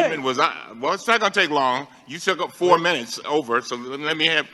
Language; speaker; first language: English; native; English